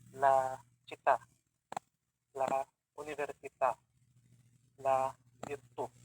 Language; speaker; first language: Italian; non-native, learner; Filipino